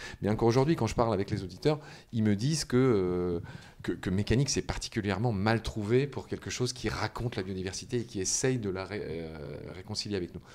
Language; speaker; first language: French; native; French